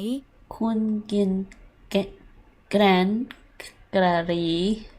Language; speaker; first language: Thai; non-native, learner; English